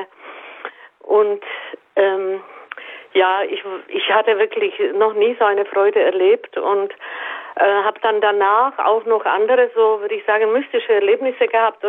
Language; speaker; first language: German; native; German